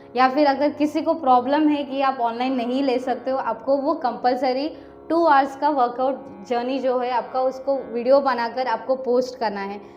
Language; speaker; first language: Hindi; non-native, local second language; Nepali